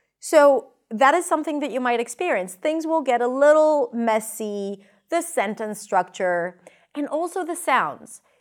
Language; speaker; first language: English; non-native, fluent; Hebrew